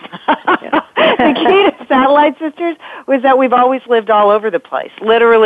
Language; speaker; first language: English; native; English